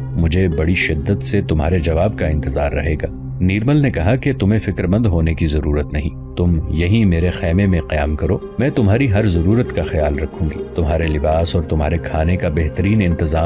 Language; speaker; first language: Urdu; native; Urdu